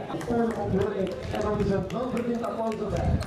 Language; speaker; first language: Dutch; native; Dutch